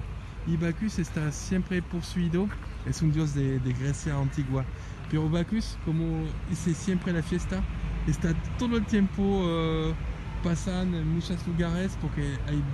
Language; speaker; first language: Spanish; non-native, learner; French